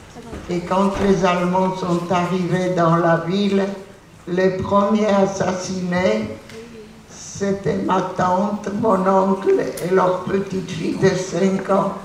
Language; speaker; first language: French; non-native, fluent; Polish